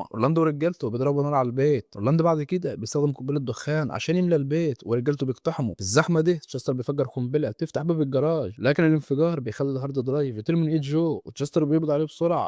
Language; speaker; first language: Arabic; native; Arabic